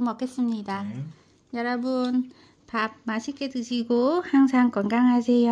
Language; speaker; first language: Korean; non-native, learner; Vietnamese